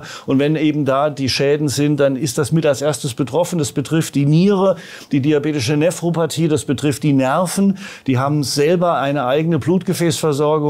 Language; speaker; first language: German; native; German